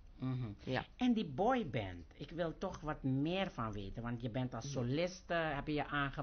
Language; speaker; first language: Dutch; native; Dutch